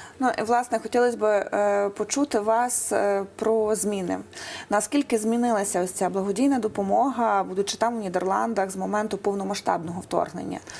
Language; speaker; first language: Ukrainian; native; Ukrainian